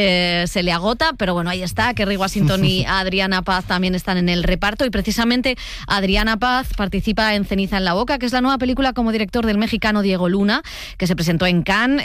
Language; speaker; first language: Spanish; native; Spanish